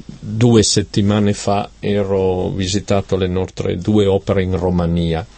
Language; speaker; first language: Italian; native; Italian